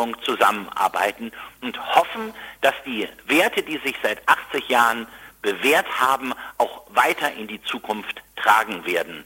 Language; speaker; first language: German; native; German